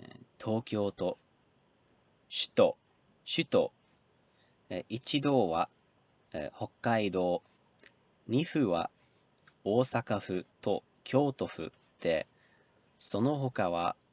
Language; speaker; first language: Japanese; non-native, learner; English